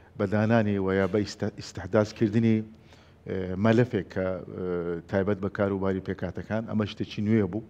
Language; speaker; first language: Central Kurdish; non-native, local second language; Turkmen